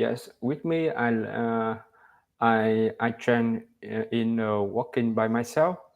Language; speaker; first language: English; non-native, learner; Vietnamese